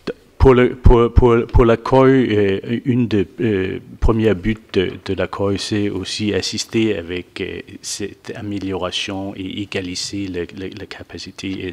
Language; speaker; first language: French; non-native, fluent; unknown